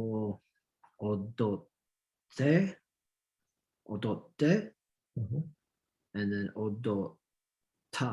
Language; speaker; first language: Japanese; non-native, learner; English